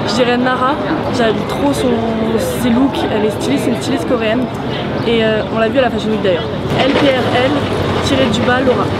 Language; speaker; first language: French; native; French